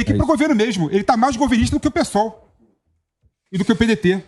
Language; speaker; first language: Portuguese; native; Portuguese